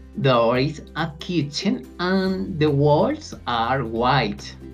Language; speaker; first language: English; non-native, learner; Spanish